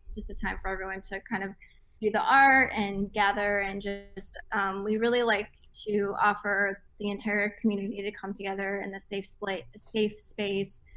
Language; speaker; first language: English; native; English